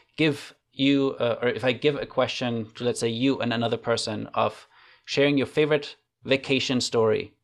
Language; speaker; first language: English; non-native, fluent; German